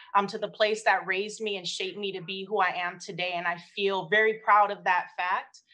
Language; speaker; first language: English; native; English